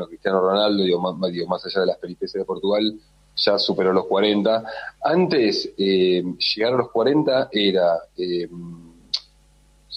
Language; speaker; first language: Spanish; native; Spanish